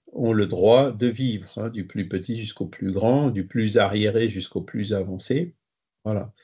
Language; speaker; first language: French; native; French